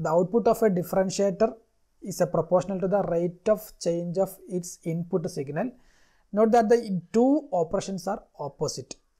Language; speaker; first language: English; non-native, local second language; Malayalam